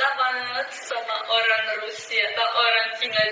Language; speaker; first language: Indonesian; non-native, fluent; Russian